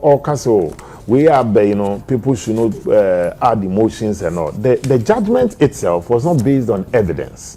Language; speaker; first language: English; non-native, local second language; Akan